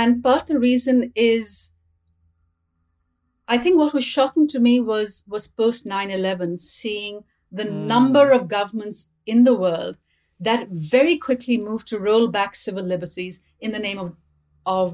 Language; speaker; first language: English; non-native, local second language; Urdu